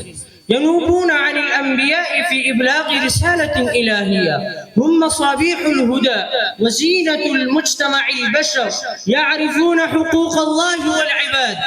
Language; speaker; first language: Arabic; non-native, learner; Urdu